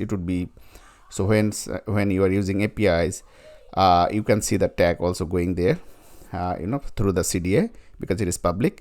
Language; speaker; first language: English; non-native, fluent; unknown